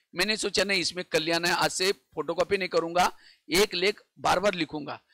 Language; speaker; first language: Hindi; non-native, local second language; Marathi